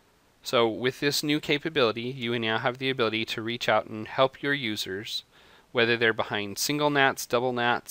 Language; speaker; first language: English; native; English